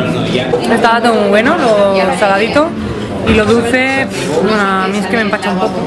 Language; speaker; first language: Spanish; native; Spanish